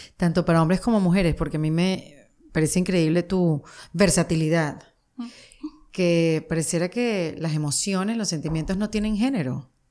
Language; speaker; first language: Spanish; native; Spanish